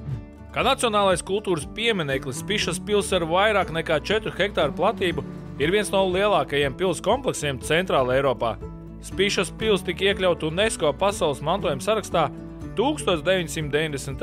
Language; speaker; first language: Latvian; native; Latvian